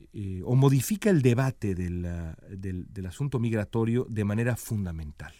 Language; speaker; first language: Spanish; native; Spanish